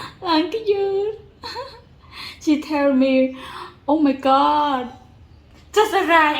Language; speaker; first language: English; non-native, learner; Khmer